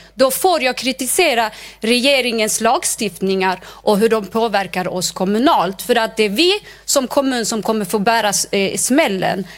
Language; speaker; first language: Swedish; early bilingual, other home language; Arabic